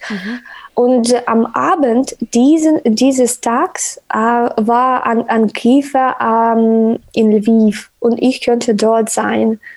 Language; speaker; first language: German; non-native, learner; Ukrainian